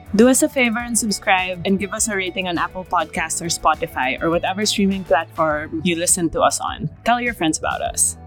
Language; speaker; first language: English; non-native, local second language; Filipino